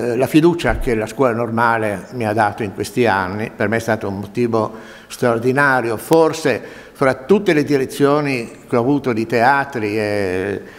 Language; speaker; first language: Italian; native; Italian